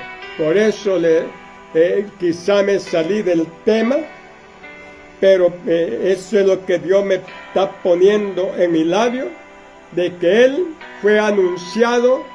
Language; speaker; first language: Spanish; native; Spanish